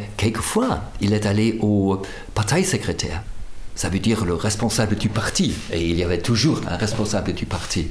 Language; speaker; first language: French; non-native, fluent; German